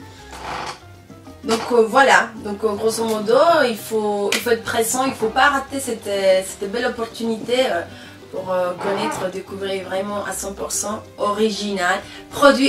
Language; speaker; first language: French; non-native, fluent; Spanish